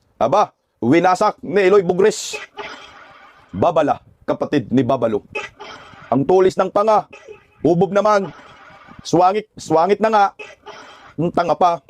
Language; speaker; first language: Filipino; non-native, local second language; Cebuano